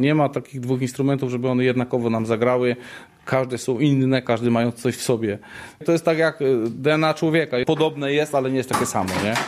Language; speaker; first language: Polish; native; Polish